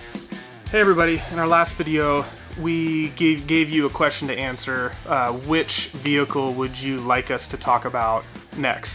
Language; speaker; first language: English; native; English